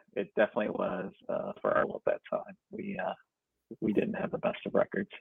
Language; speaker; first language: English; native; English